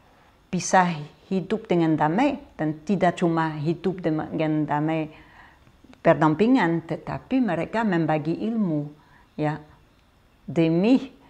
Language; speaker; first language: Indonesian; non-native, fluent; French